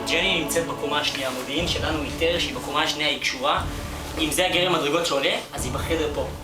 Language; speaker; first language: Hebrew; native; Hebrew